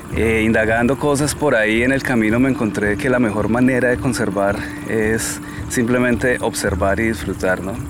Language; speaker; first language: Spanish; native; Spanish